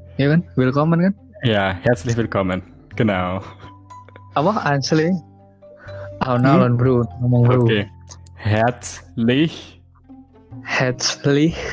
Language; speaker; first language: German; non-native, learner; Indonesian